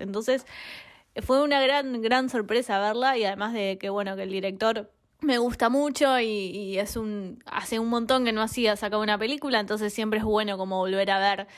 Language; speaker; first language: Spanish; native; Spanish